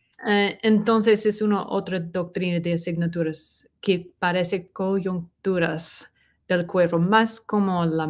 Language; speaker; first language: Spanish; non-native, learner; English